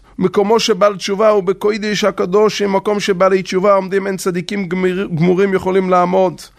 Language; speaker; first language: Hebrew; non-native, local second language; Yiddish